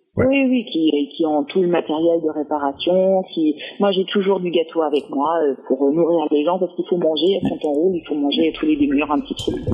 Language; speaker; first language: French; non-native, fluent; German